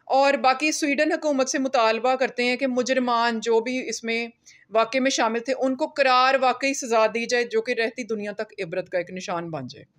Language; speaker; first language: Urdu; native; Urdu